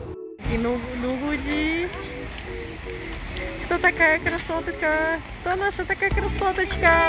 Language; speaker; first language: Russian; early bilingual, heritage; Russian